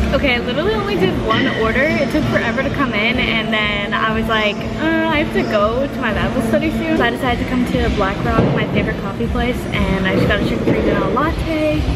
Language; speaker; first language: English; native; English